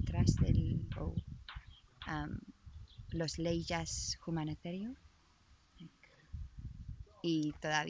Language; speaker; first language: Spanish; non-native, learner; English